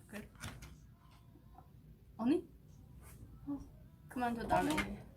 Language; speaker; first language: Korean; non-native, learner; Chinese